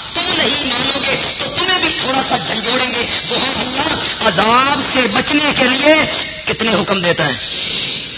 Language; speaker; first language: Urdu; non-native, local second language; Punjabi